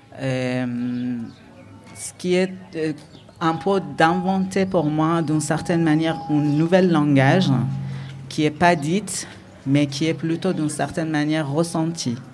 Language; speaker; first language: French; non-native, fluent; Persian